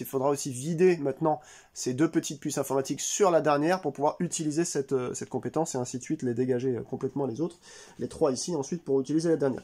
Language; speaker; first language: French; native; French